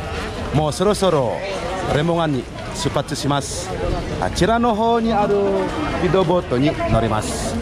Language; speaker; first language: Japanese; non-native, fluent; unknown